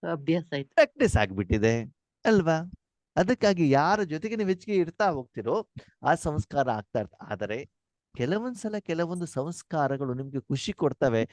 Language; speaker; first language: Kannada; non-native, local second language; Konkani